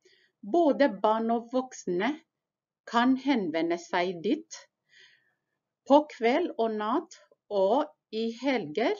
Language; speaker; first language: Norwegian; non-native, fluent; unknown